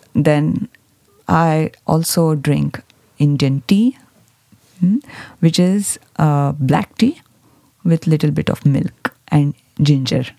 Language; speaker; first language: English; non-native, local second language; Marathi